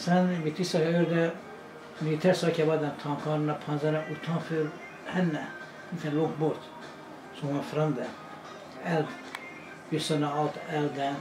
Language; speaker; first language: Swedish; non-native, learner; Kurdish